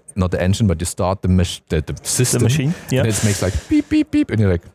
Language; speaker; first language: English; non-native, fluent; German